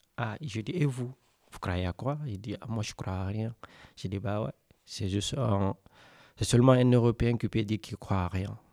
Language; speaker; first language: French; non-native, local second language; Fula